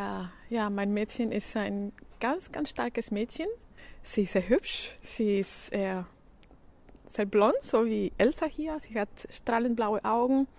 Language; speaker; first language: German; non-native, fluent; Spanish